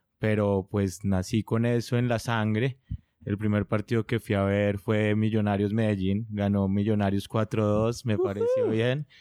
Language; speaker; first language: Spanish; native; Spanish